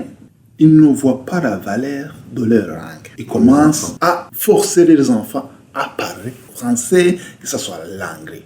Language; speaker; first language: French; non-native, local second language; Rundi